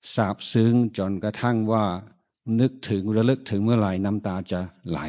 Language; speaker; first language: Thai; non-native, fluent; English